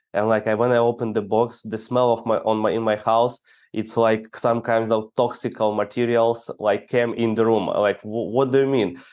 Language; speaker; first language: English; non-native, fluent; Ukrainian